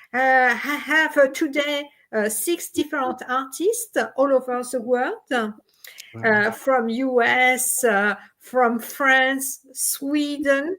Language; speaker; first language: English; non-native, fluent; French